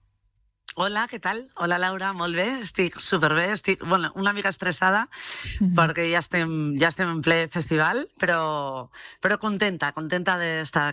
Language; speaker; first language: Catalan; non-native, local second language; Spanish